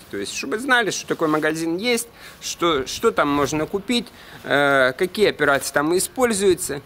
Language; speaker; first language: Russian; native; Russian